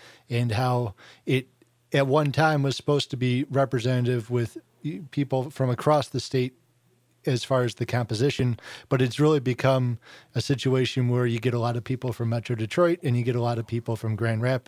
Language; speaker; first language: English; native; English